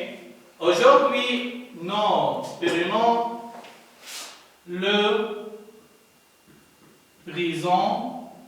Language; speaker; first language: French; non-native, learner; Arabic